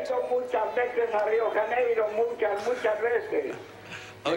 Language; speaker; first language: Portuguese; non-native, learner; Spanish